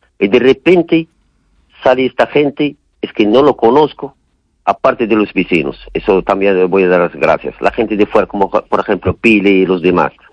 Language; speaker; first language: Spanish; non-native, fluent; Arabic